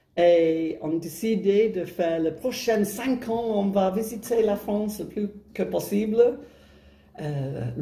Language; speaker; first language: French; non-native, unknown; English